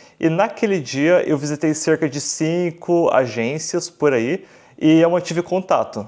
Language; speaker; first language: Portuguese; native; Portuguese